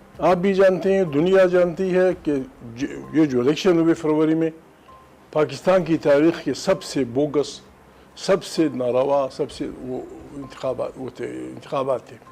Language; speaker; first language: Urdu; non-native, local second language; Pashto